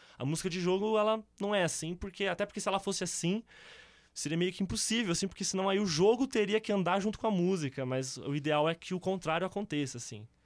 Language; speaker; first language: Portuguese; native; Portuguese